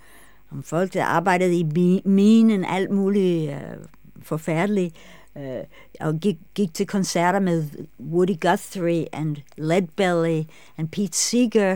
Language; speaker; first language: Danish; non-native, fluent; English